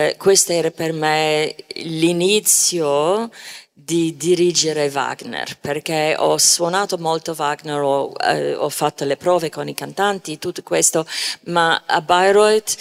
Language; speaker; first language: Italian; non-native, fluent; English